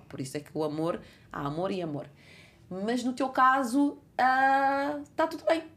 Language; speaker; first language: Portuguese; non-native, local second language; Kabuverdianu